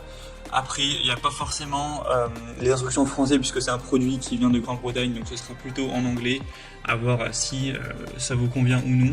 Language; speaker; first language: French; native; French